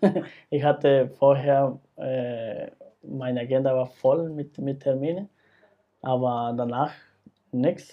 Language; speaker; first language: German; non-native, fluent; Spanish